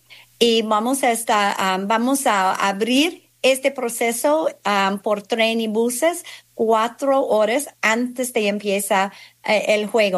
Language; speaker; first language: Spanish; non-native, fluent; English